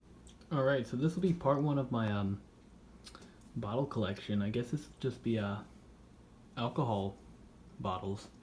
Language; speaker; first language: English; native; English